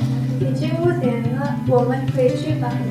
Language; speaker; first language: Chinese; non-native, learner; Indonesian